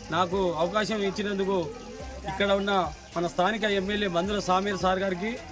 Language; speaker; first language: Telugu; non-native, local second language; Lambadi